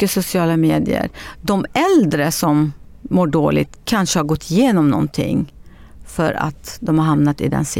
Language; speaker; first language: Swedish; early bilingual, other home language; Arabic